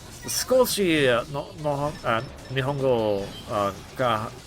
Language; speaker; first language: Japanese; non-native, learner; English